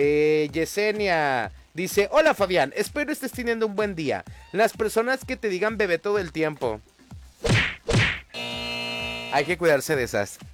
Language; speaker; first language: Spanish; native; Spanish